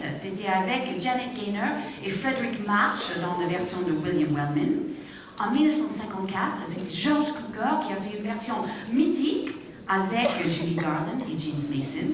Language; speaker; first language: French; native; French